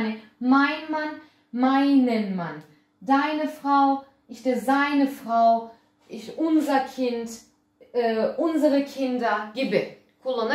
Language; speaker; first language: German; early bilingual, other home language; Turkish